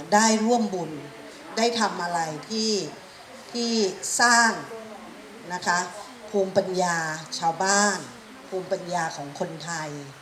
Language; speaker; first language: Thai; native; Thai